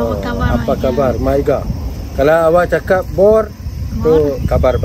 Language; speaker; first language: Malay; non-native, local second language; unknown